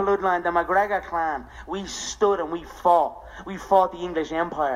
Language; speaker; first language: English; non-native, local second language; Irish